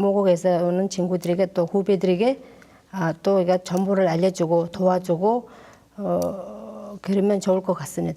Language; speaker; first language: Korean; non-native, learner; Mongolian